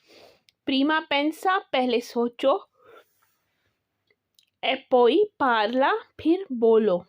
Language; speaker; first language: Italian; non-native, learner; Urdu